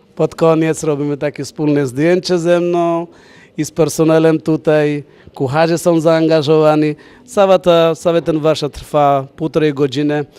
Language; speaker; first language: Polish; non-native, fluent; Punjabi